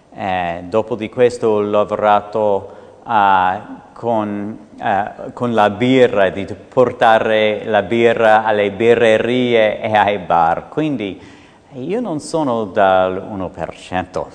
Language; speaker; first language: Italian; non-native, fluent; English